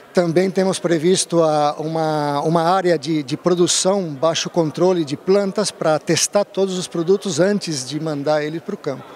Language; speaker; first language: Portuguese; native; Portuguese